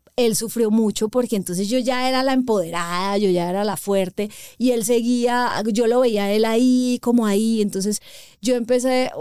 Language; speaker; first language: Spanish; native; Spanish